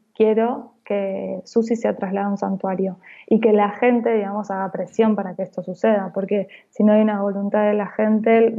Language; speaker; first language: Spanish; native; Spanish